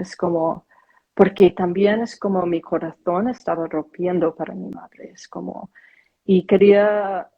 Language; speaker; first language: Spanish; non-native, fluent; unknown